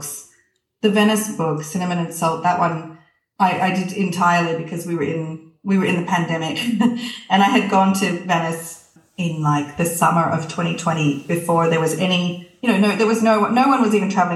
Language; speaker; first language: English; native; English